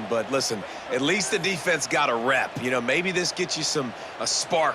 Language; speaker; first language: English; native; English